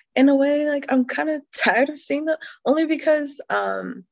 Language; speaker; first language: English; native; English